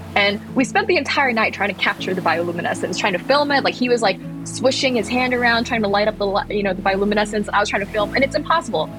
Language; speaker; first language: English; early bilingual, other home language; Thai